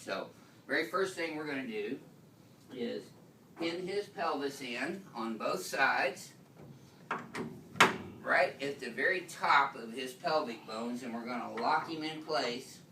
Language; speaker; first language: English; native; English